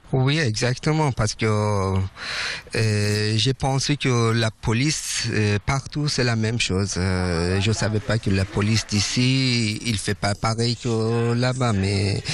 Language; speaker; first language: French; non-native, fluent; Persian